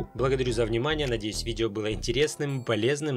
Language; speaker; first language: Russian; native; Russian